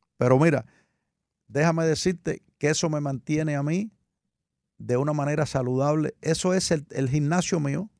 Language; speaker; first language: Spanish; native; Spanish